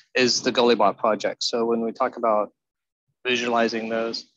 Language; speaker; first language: English; native; English